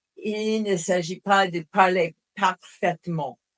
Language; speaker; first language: French; non-native, fluent; English